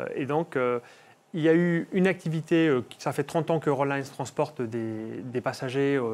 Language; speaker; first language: French; non-native, fluent; Spanish